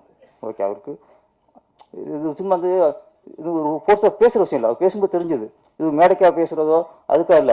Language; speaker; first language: Tamil; native; Tamil